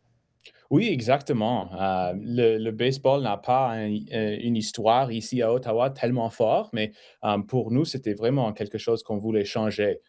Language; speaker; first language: French; non-native, fluent; English